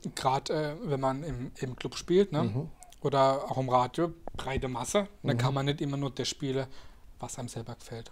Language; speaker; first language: German; native; German